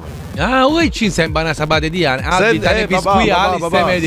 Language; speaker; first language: Turkish; non-native, learner; Italian